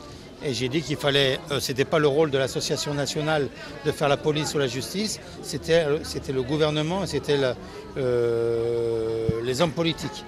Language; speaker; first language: French; native; French